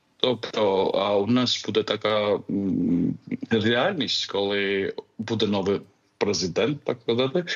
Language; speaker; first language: Ukrainian; non-native, fluent; Georgian